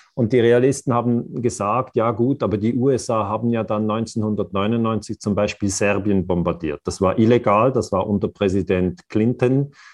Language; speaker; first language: German; native; German